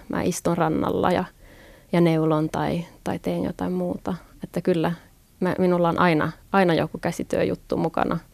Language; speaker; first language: Finnish; non-native, local second language; Swedish